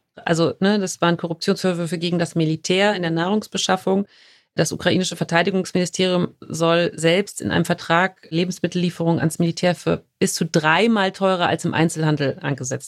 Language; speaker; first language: German; native; German